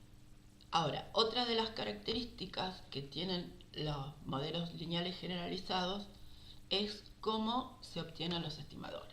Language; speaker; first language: Spanish; native; Spanish